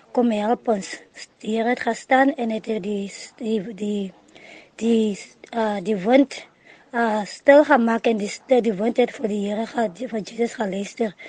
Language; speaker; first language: Afrikaans; non-native, local second language; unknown